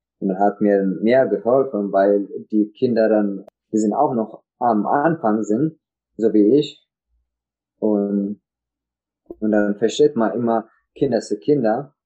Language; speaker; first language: German; non-native, learner; Tigrinya